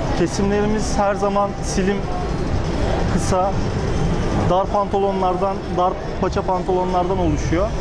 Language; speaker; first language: Turkish; early bilingual, heritage; Turkish